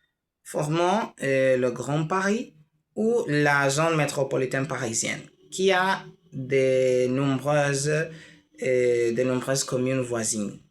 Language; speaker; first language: French; non-native, learner; Spanish